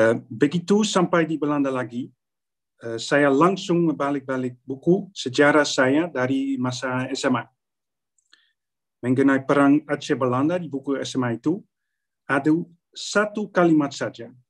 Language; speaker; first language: Indonesian; non-native, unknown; Dutch